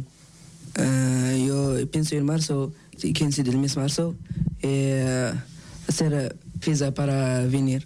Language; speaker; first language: Spanish; non-native, learner; Arabic